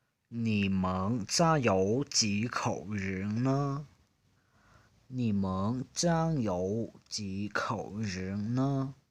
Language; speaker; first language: Chinese; non-native, fluent; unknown